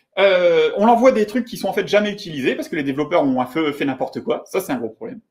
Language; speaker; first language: French; native; French